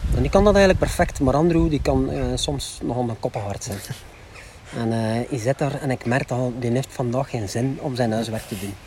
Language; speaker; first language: Dutch; native; Dutch